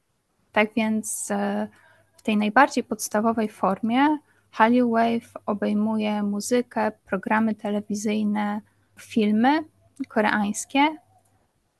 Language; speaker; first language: Polish; native; Polish